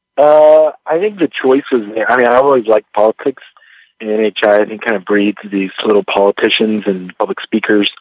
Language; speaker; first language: English; early bilingual, other home language; Spanish